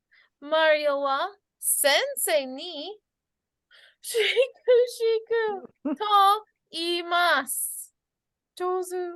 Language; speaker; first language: Japanese; non-native, fluent; English